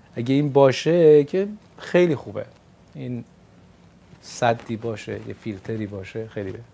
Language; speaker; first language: Persian; non-native, local second language; Kurdish